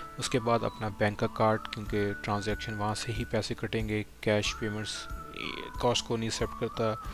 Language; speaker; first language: Urdu; non-native, local second language; Punjabi